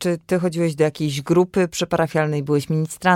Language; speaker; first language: Polish; native; Polish